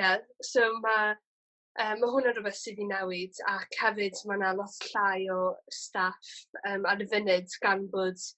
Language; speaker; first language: Welsh; native; Welsh